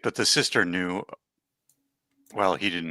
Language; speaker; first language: English; native; English